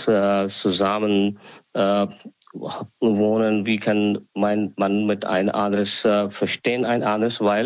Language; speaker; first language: German; non-native, learner; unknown